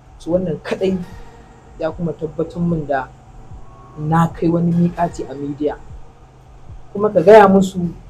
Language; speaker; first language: Hausa; native; Hausa